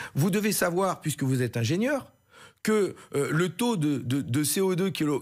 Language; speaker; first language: French; native; French